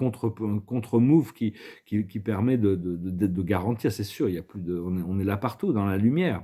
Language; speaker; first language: French; native; French